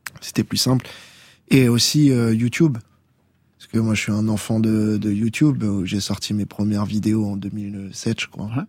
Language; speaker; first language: French; native; French